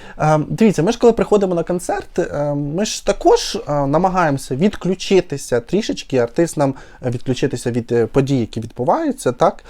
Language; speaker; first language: Ukrainian; non-native, local second language; Russian